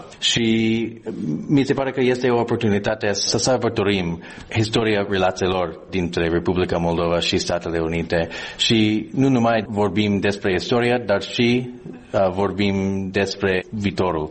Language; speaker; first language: Romanian; non-native, fluent; English